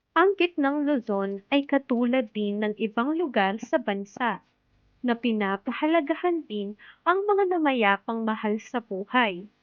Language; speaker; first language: Filipino; native; Filipino